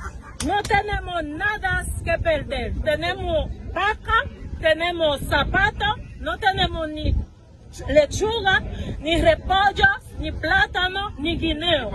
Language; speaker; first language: Spanish; non-native, fluent; Haitian Creole